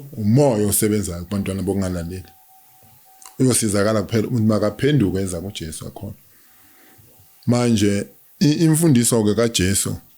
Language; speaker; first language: Zulu; native; Zulu